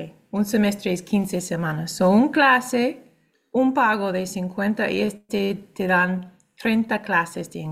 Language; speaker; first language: Spanish; non-native, fluent; English